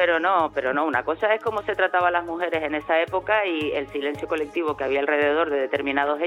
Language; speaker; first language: Spanish; native; Spanish